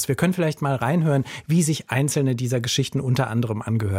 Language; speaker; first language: German; native; German